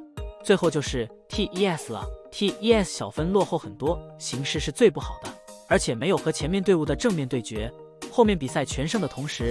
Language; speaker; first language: Chinese; native; Chinese